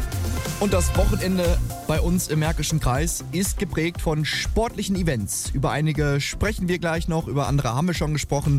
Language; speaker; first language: German; native; German